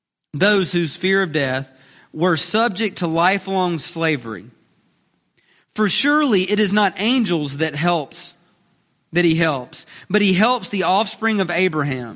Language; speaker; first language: English; native; English